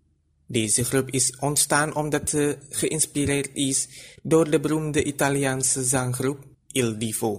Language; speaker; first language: Dutch; non-native, fluent; Indonesian